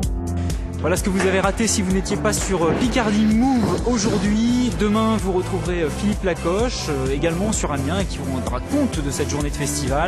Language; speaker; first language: French; native; French